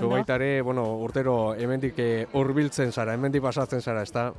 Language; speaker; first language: Basque; native; Basque